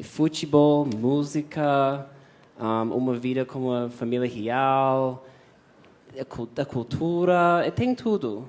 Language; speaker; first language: Portuguese; non-native, fluent; English